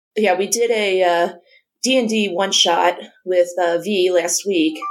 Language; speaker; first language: English; native; English